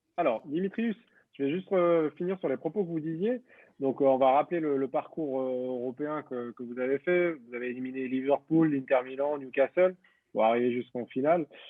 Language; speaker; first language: French; native; French